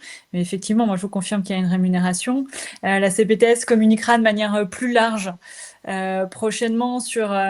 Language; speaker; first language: French; native; French